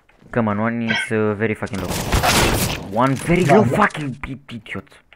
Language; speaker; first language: English; non-native, learner; Romanian